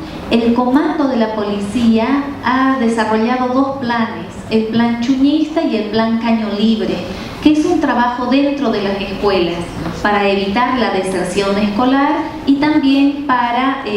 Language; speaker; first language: Spanish; native; Spanish